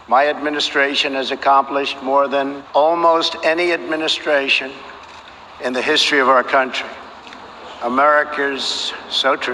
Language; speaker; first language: English; native; English